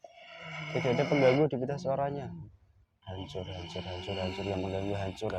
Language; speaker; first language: Indonesian; native; Indonesian